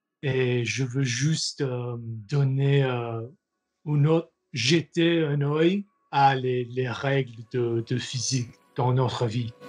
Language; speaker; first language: French; non-native, learner; English